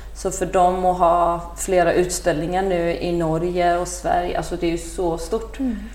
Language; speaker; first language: Swedish; early bilingual, other home language; Persian